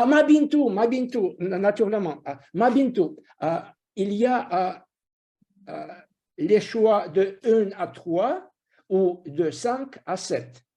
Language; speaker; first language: French; non-native, fluent; Russian